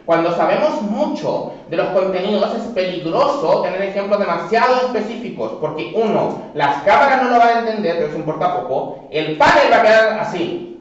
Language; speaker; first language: Spanish; native; Spanish